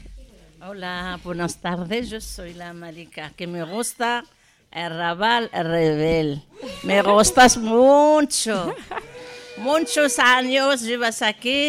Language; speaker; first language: Spanish; non-native, learner; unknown